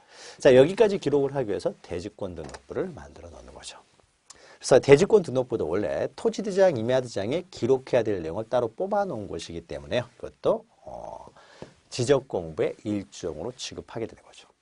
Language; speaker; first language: Korean; native; Korean